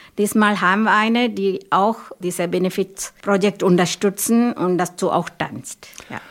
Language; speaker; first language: German; non-native, fluent; Malayalam